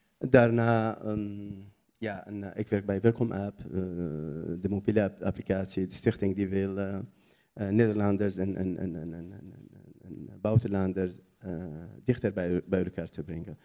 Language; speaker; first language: Dutch; non-native, learner; Arabic